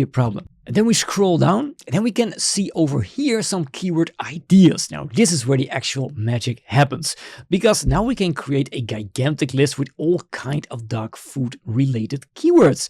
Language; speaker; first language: English; non-native, fluent; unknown